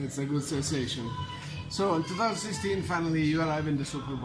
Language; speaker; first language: English; non-native, fluent; Italian